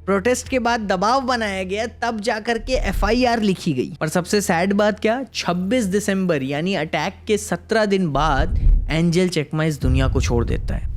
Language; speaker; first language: Hindi; native; Hindi